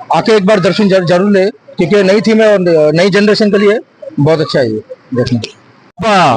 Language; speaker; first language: Hindi; non-native, local second language; Sindhi